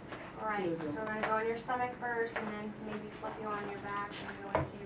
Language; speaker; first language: English; native; English